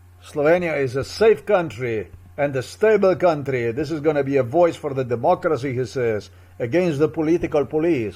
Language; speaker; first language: English; non-native, fluent; Slovenian